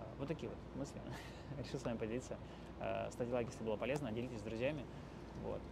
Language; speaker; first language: Russian; native; Russian